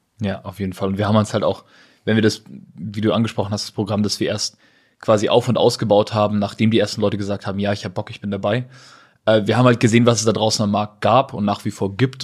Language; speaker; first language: German; native; German